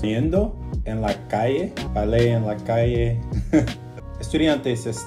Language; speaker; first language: Spanish; non-native, learner; English